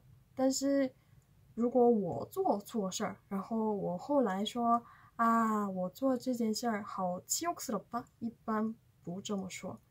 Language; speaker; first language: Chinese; non-native, fluent; Korean